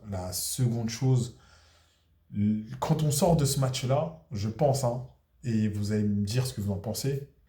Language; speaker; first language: French; native; French